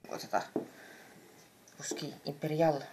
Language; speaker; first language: Russian; non-native, learner; Finnish